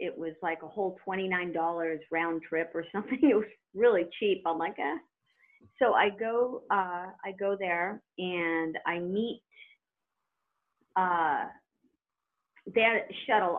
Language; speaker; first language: English; native; English